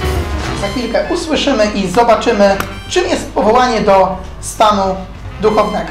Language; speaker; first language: Polish; native; Polish